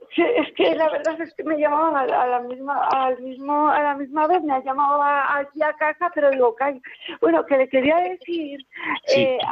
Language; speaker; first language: Spanish; native; Spanish